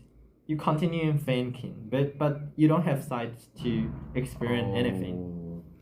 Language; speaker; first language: English; non-native, learner; Chinese